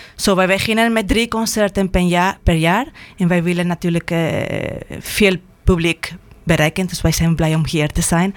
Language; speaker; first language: Dutch; non-native, fluent; Spanish